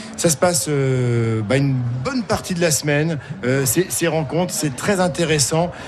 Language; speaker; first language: French; native; French